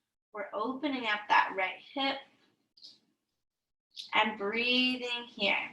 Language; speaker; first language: English; native; English